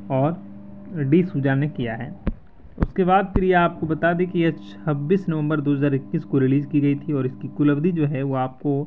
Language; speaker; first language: Hindi; native; Hindi